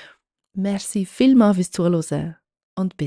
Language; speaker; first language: German; native; German